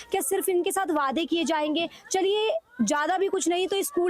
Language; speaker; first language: Hindi; native; Hindi